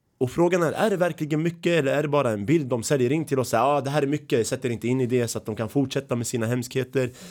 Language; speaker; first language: Swedish; early bilingual, other home language; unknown